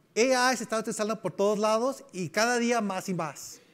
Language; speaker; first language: Spanish; early bilingual, heritage; Spanish